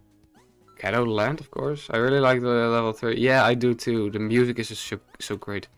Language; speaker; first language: English; non-native, fluent; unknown